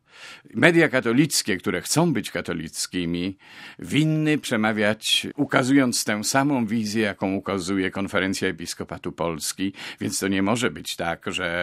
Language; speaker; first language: Polish; native; Polish